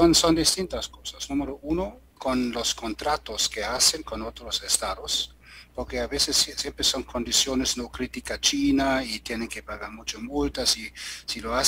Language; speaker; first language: Spanish; non-native, learner; German